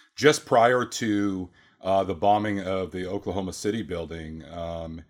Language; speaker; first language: English; native; English